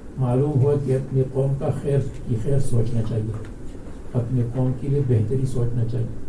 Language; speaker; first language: Urdu; non-native, local second language; Pashto